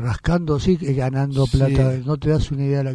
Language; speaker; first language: Spanish; native; Spanish